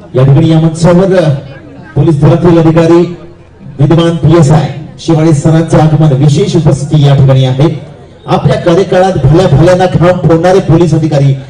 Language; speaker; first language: Marathi; native; Marathi